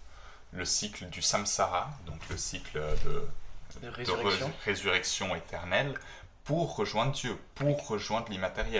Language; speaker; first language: French; native; French